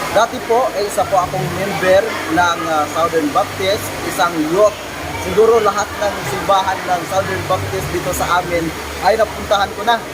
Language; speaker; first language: Filipino; non-native, local second language; Cebuano